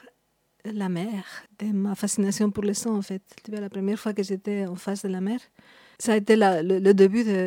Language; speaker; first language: French; non-native, fluent; Spanish